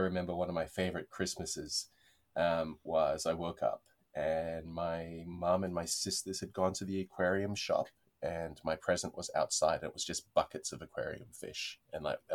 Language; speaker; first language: English; native; English